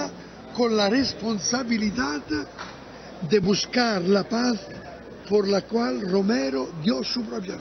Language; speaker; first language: Spanish; non-native, fluent; Italian